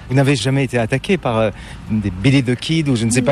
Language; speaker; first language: French; native; French